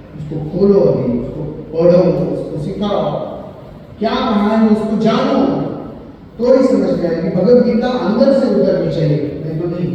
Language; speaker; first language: Hindi; non-native, local second language; Marathi